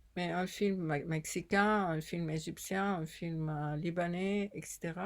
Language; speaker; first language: French; non-native, fluent; Arabic